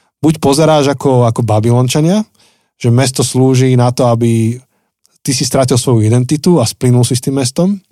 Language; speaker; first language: Slovak; native; Slovak